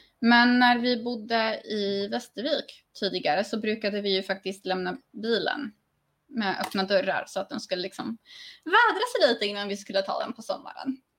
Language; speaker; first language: Swedish; early bilingual, other home language; Polish